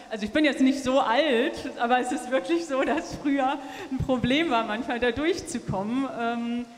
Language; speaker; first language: German; native; German